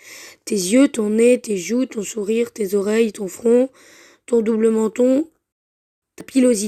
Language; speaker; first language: French; native; French